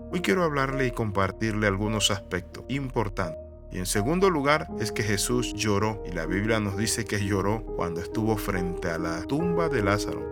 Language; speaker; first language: Spanish; native; Spanish